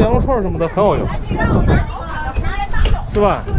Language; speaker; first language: Chinese; native; Chinese